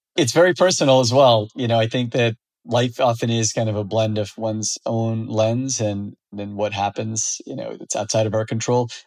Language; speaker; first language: English; native; English